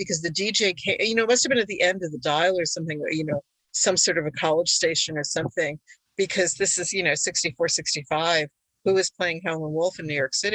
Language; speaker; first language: English; early bilingual, other home language; Hungarian